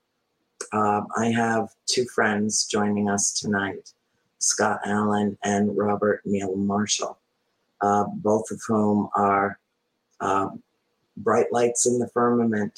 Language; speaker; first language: English; native; English